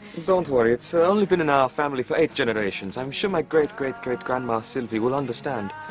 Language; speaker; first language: English; non-native, fluent; Italian